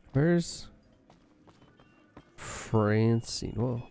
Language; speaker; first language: English; native; English